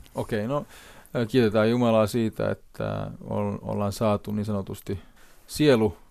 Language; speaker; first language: Finnish; non-native, local second language; Hebrew